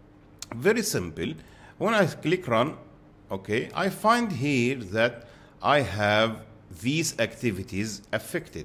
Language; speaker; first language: English; non-native, fluent; Arabic